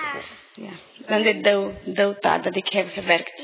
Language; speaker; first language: Dutch; early bilingual, heritage; Dutch